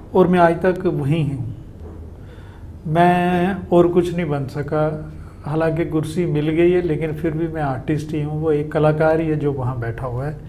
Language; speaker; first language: Hindi; native; Hindi